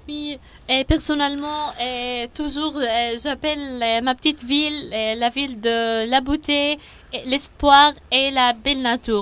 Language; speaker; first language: French; non-native, learner; Arabic